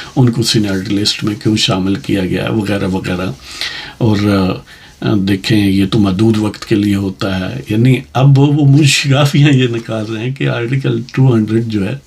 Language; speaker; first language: Urdu; non-native, local second language; Punjabi